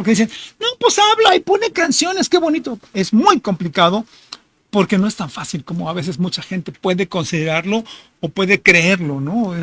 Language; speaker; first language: Spanish; native; Spanish